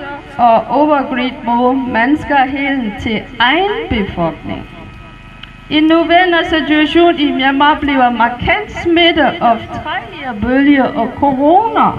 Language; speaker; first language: Danish; non-native, learner; Burmese